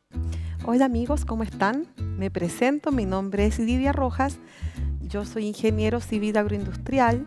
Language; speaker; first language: Spanish; native; Spanish